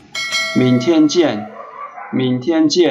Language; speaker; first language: Chinese; non-native, fluent; Khmer